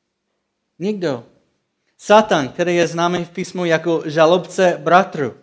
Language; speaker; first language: Czech; non-native, fluent; English